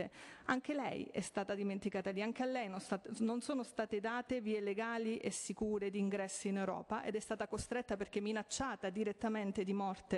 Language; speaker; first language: Italian; native; Italian